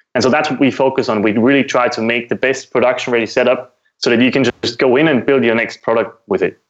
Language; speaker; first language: English; non-native, fluent; German